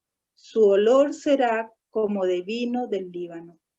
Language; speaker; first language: Spanish; native; Spanish